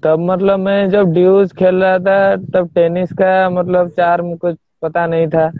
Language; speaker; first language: Hindi; non-native, local second language; Odia